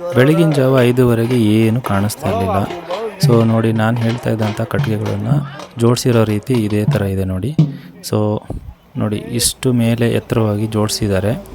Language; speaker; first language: Kannada; non-native, local second language; Lambadi